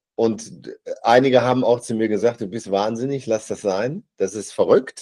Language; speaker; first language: German; native; German